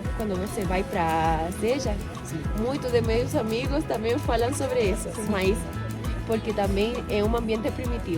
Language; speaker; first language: Portuguese; non-native, fluent; Spanish